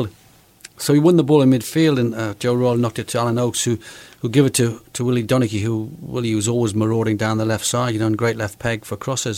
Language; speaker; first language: English; native; English